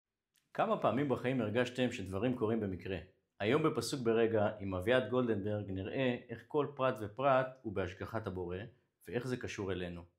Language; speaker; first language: Hebrew; native; Hebrew